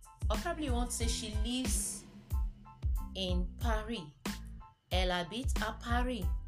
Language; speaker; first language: English; non-native, local second language; Yoruba